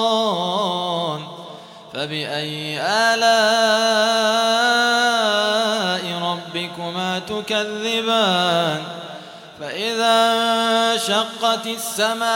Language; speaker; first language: Arabic; native; Arabic